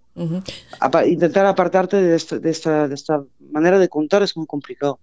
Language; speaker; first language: Spanish; non-native, fluent; French